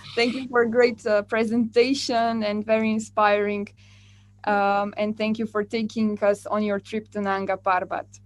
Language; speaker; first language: English; non-native, fluent; Slovenian